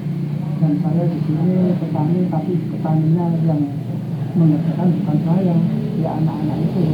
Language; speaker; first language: Indonesian; non-native, local second language; Javanese